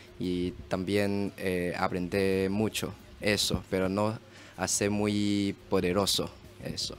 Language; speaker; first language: Spanish; non-native, learner; Chinese